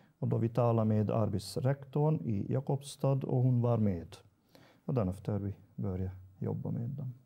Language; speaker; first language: Swedish; non-native, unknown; Hungarian